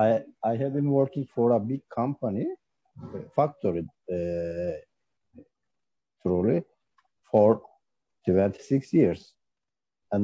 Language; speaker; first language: English; non-native, learner; Turkish